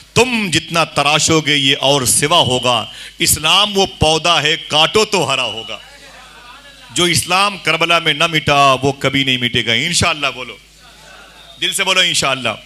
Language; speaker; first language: Hindi; native; Hindi